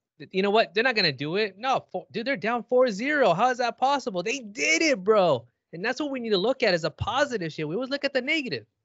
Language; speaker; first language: English; early bilingual, other home language; Spanish